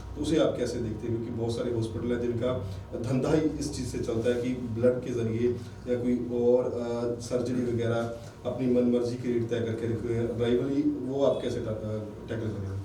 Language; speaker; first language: Hindi; non-native, local second language; Punjabi